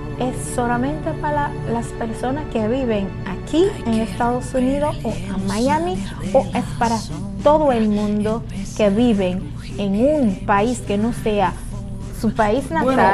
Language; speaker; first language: Spanish; non-native, learner; Haitian Creole